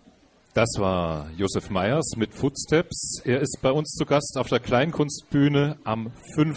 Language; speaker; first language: German; native; German